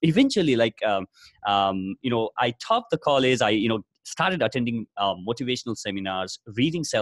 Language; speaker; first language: English; non-native, local second language; Nepali